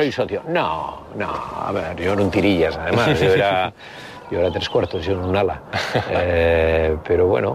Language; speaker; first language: Spanish; native; Spanish